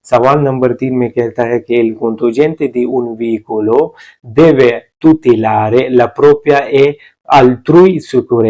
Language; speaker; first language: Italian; non-native, learner; Urdu